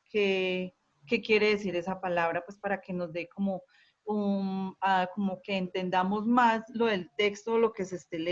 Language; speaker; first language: Spanish; native; Spanish